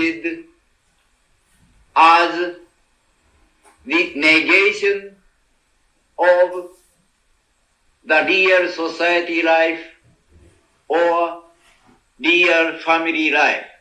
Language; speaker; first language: English; non-native, learner; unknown